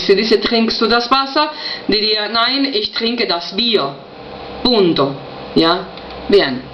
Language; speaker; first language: German; non-native, fluent; Spanish